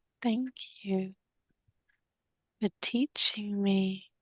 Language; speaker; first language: English; native; English